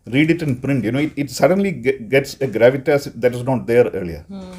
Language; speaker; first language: English; non-native, local second language; Malayalam